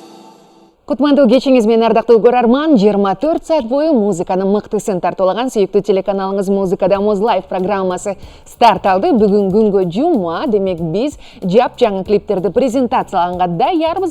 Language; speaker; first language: Kyrgyz; native; Kyrgyz